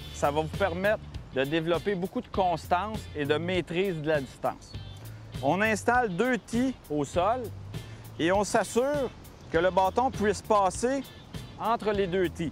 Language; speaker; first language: French; native; French